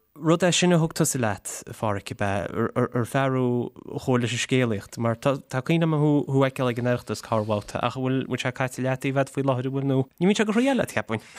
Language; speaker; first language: Irish; native; Irish